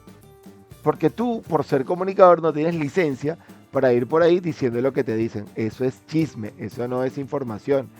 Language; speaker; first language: Spanish; native; Spanish